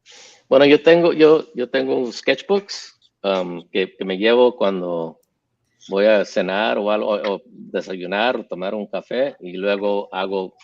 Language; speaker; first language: Spanish; early bilingual, heritage; English